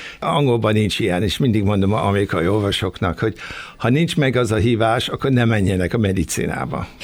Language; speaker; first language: Hungarian; early bilingual, heritage; Hungarian